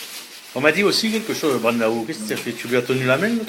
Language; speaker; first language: French; native; French